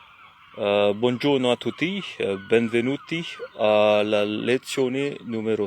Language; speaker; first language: Italian; non-native, learner; French